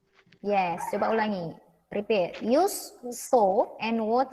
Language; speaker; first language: English; non-native, fluent; Indonesian